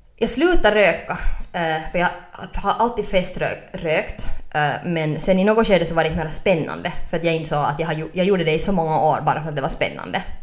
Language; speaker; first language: Swedish; native; Swedish